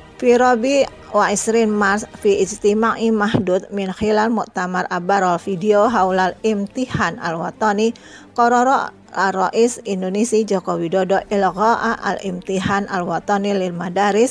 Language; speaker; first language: Arabic; non-native, fluent; Indonesian